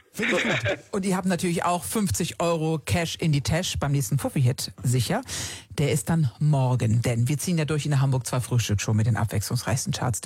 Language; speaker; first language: German; native; German